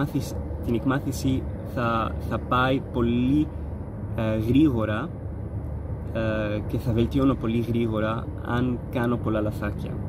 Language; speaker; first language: Greek; non-native, fluent; Arabic